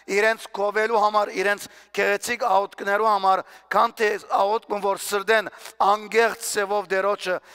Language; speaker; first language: Armenian; native; Armenian